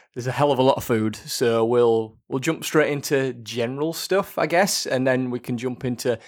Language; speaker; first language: English; native; English